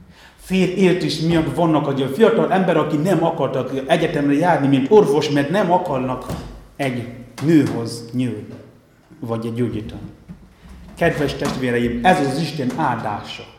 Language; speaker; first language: Hungarian; non-native, fluent; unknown